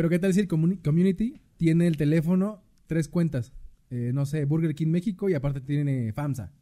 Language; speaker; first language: Spanish; native; Spanish